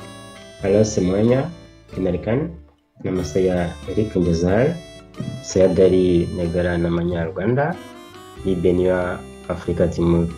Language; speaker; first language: Indonesian; non-native, learner; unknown